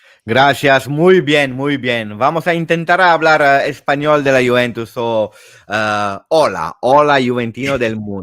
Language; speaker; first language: Spanish; non-native, fluent; Italian